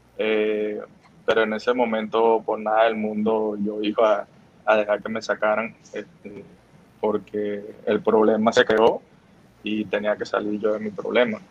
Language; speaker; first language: Spanish; native; Spanish